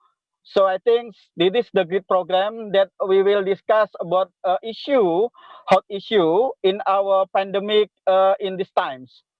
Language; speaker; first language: English; non-native, local second language; Indonesian